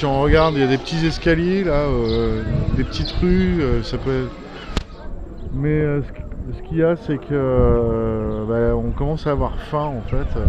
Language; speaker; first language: French; native; French